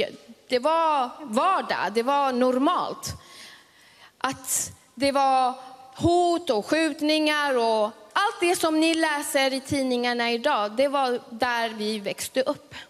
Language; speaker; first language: Swedish; early bilingual, other home language; Spanish